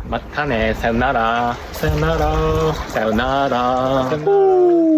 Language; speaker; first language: Japanese; native; Japanese